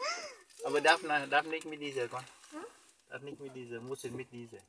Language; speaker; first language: German; non-native, learner; Vietnamese